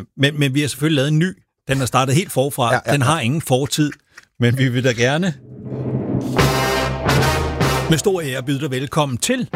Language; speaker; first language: Danish; native; Danish